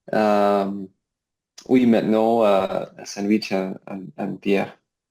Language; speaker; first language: French; non-native, learner; English